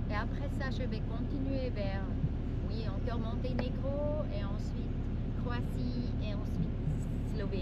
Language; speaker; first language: French; non-native, local second language; German